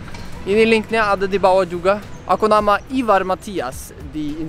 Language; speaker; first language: Indonesian; non-native, fluent; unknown